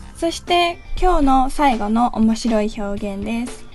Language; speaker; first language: Japanese; native; Japanese